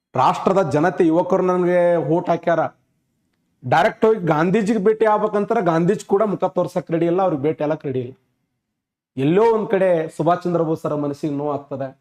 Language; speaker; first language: Kannada; native; Kannada